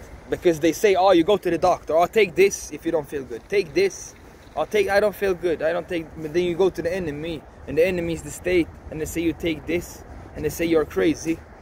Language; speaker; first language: English; non-native, fluent; Swedish